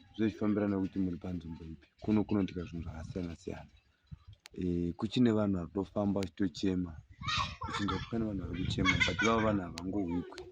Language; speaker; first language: Shona; non-native, local second language; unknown